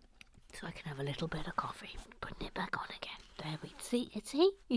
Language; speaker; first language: English; native; English